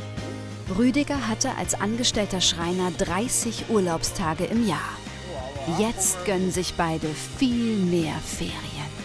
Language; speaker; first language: German; native; German